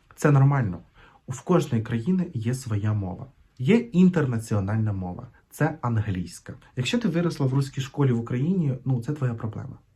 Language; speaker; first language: Ukrainian; non-native, local second language; Russian